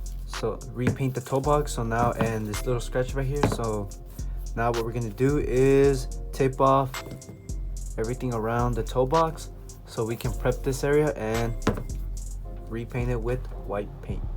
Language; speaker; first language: English; native; English